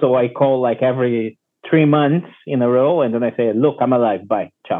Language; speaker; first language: English; non-native, learner; Portuguese